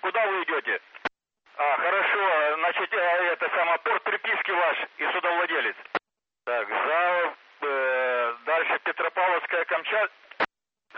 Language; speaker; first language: Russian; native; Russian